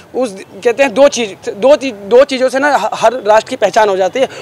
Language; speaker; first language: Hindi; native; Hindi